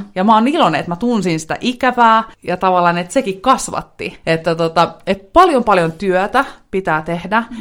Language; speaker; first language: Finnish; native; Finnish